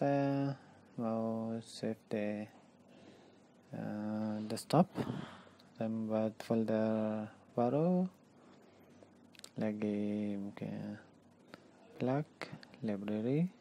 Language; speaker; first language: Indonesian; non-native, learner; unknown